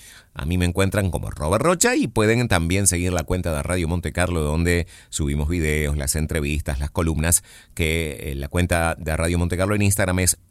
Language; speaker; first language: Spanish; native; Spanish